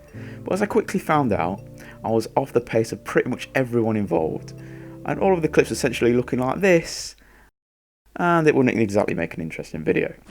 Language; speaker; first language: English; native; English